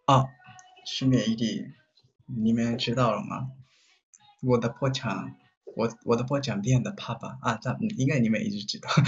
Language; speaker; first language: Chinese; non-native, learner; Japanese